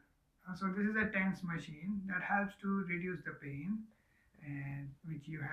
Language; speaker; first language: English; non-native, local second language; Gujarati